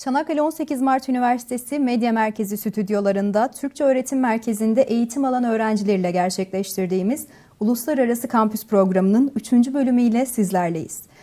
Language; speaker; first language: Turkish; native; Turkish